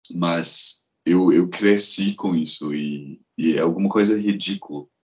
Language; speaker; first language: Portuguese; non-native, fluent; English